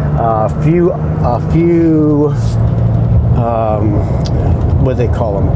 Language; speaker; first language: English; native; English